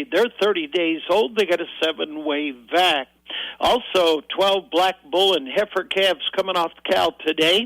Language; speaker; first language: English; native; English